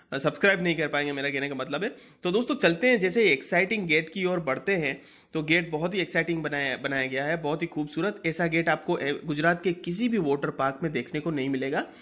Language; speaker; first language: Hindi; non-native, local second language; Gujarati